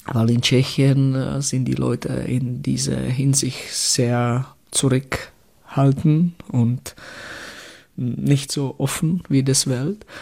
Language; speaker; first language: German; non-native, fluent; Czech